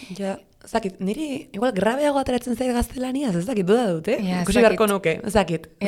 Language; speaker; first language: Basque; non-native, local second language; Spanish